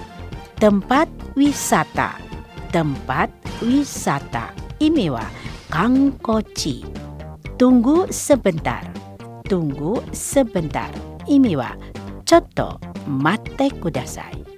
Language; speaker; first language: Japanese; non-native, fluent; Indonesian